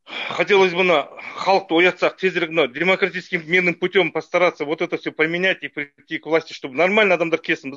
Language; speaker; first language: Russian; non-native, local second language; Kazakh